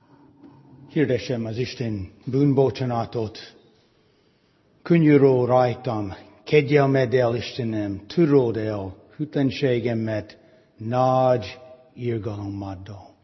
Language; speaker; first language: Hungarian; non-native, fluent; English